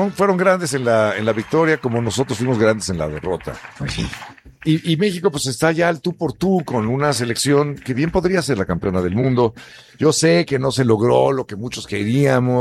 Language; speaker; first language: Spanish; native; Spanish